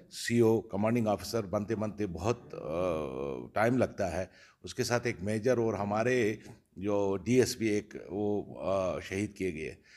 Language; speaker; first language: Urdu; non-native, local second language; Kashmiri